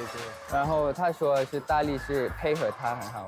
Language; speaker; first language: Chinese; non-native, learner; Thai